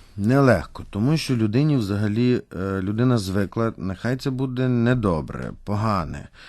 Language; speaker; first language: Ukrainian; native; Ukrainian